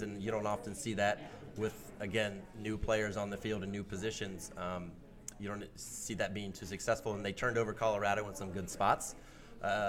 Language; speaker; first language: English; native; English